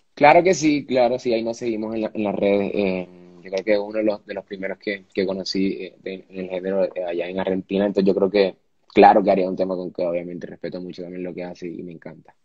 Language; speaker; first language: Spanish; native; Spanish